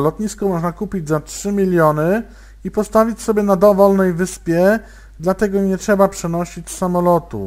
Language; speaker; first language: Polish; native; Polish